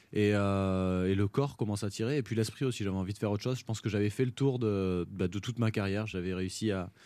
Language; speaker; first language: French; native; French